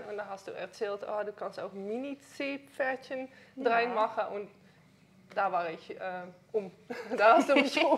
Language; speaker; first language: German; non-native, learner; Dutch